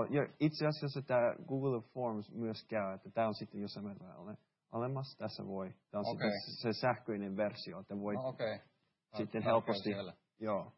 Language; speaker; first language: Finnish; early bilingual, heritage; Finnish